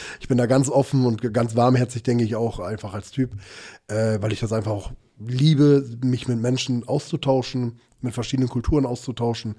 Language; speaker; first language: German; early bilingual, other home language; Turkish